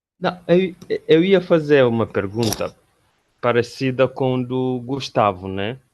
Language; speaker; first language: Portuguese; non-native, local second language; Upper Guinea Crioulo